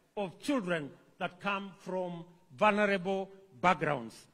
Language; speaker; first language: English; non-native, local second language; Kalenjin